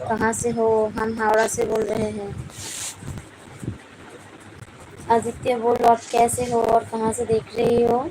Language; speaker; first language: Hindi; non-native, local second language; Bangla